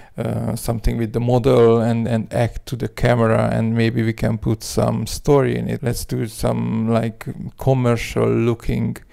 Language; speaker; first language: English; non-native, fluent; Hungarian